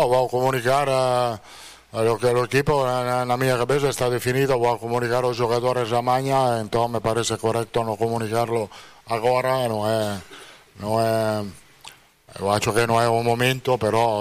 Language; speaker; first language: Portuguese; non-native, fluent; Italian